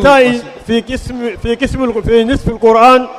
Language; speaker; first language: Arabic; non-native, fluent; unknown